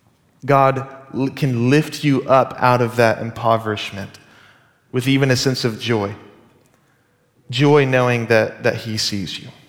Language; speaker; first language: English; native; English